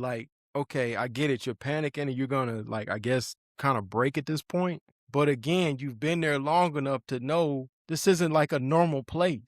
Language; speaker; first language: English; native; English